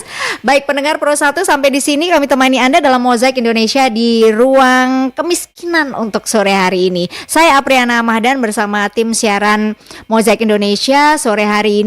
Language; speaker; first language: Indonesian; native; Indonesian